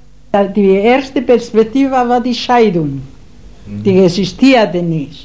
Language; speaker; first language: German; non-native, learner; Spanish